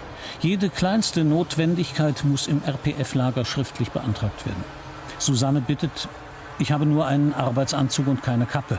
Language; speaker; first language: German; native; German